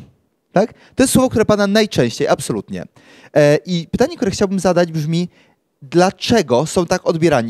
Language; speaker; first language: Polish; native; Polish